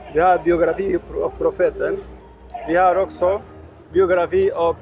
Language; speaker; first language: Swedish; non-native, learner; Arabic